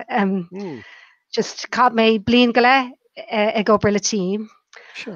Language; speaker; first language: Irish; non-native, local second language; English